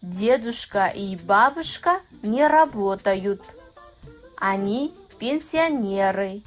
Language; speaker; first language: Russian; non-native, fluent; Kazakh